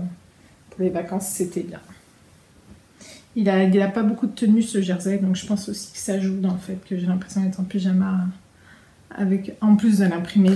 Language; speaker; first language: French; native; French